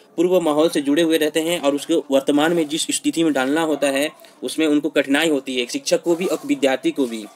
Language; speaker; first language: Hindi; non-native, local second language; Bhojpuri